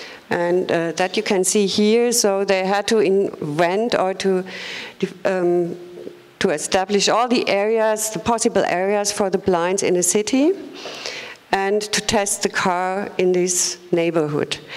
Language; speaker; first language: English; non-native, fluent; German